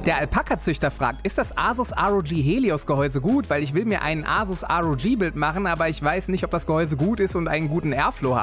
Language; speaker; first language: German; native; German